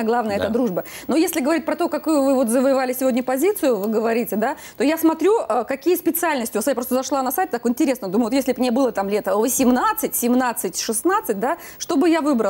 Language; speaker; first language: Russian; native; Russian